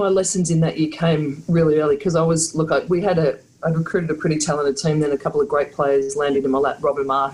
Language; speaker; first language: English; native; English